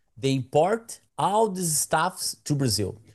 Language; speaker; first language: English; non-native, learner; Portuguese